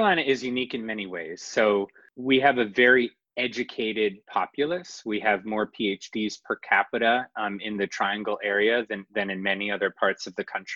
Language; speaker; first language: English; native; English